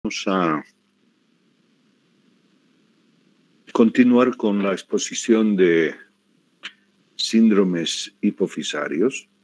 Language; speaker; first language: Spanish; native; Spanish